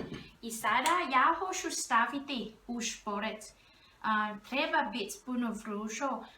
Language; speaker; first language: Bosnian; early bilingual, heritage; Bosnian